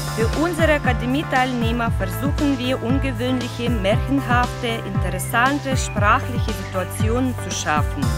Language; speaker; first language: German; non-native, fluent; Russian